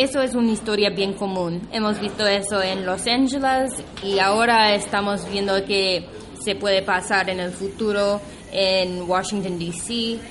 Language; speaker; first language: Spanish; non-native, fluent; English